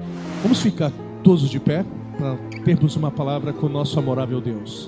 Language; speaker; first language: Portuguese; native; Portuguese